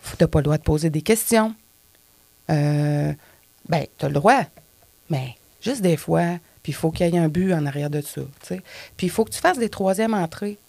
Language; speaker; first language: French; native; French